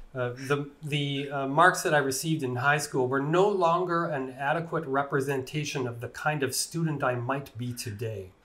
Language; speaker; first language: English; native; English